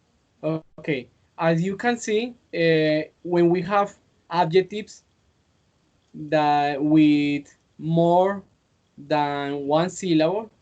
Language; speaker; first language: English; non-native, fluent; Spanish